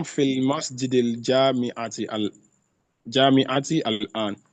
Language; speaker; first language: Arabic; non-native, learner; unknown